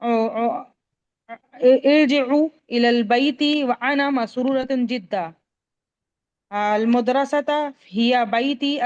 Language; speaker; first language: Arabic; non-native, learner; Urdu